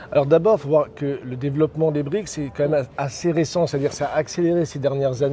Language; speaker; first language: French; native; French